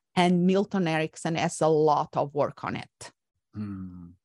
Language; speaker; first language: English; non-native, fluent; Portuguese